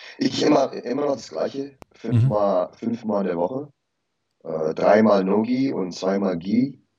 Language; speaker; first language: German; early bilingual, heritage; German